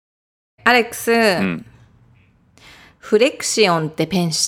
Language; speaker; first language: Japanese; native; Japanese